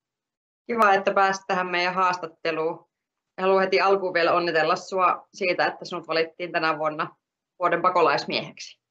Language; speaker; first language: Finnish; native; Finnish